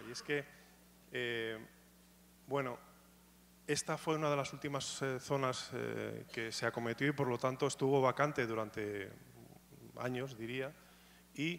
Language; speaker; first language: Spanish; native; Spanish